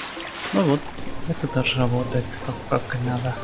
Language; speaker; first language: Russian; non-native, learner; Spanish